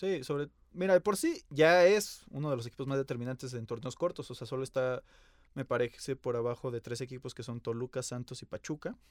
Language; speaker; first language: Spanish; native; Spanish